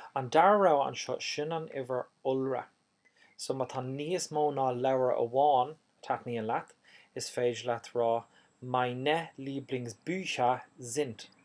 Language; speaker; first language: Irish; native; Irish